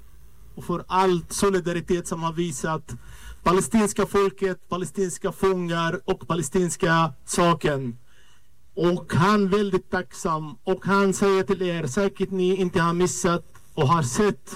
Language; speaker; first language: Swedish; non-native, fluent; Arabic